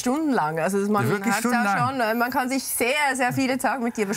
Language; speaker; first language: German; native; German